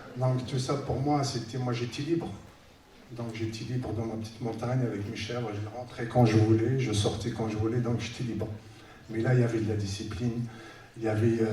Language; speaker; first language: French; early bilingual, other home language; Tachelhit